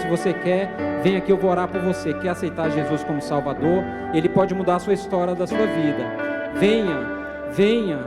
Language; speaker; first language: Portuguese; native; Portuguese